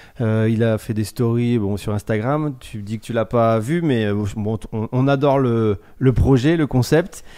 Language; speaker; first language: French; native; French